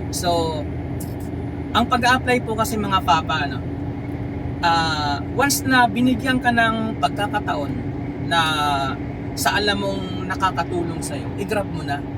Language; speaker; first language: Filipino; non-native, local second language; Cebuano